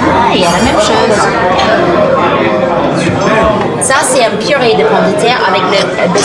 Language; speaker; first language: French; non-native, learner; English